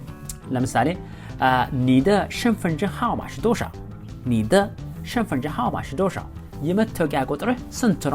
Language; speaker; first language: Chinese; non-native, fluent; Amharic